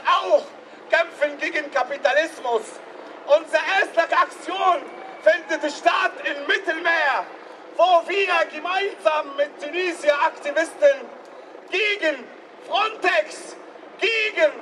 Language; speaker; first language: German; non-native, learner; Arabic